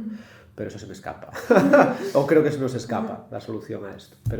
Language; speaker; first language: Spanish; native; Spanish